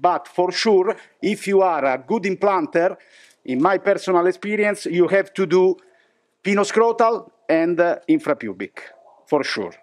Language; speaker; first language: English; non-native, fluent; Italian